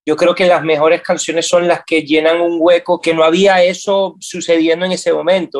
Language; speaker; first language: Spanish; native; Spanish